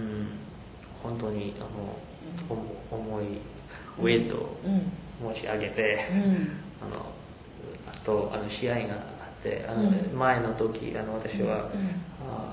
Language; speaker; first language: Japanese; non-native, learner; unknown